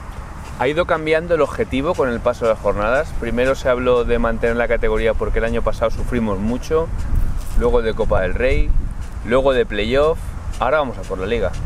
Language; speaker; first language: Spanish; native; Spanish